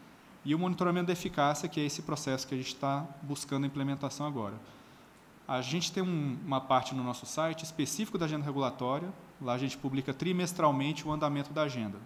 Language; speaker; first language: Portuguese; native; Portuguese